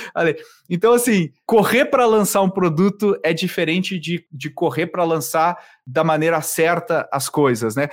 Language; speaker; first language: Portuguese; native; Portuguese